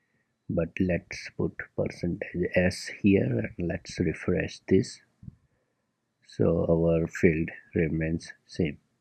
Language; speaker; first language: English; non-native, local second language; Gujarati